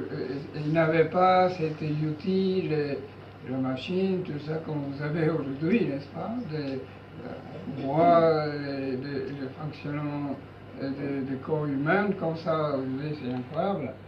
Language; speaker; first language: French; non-native, learner; Japanese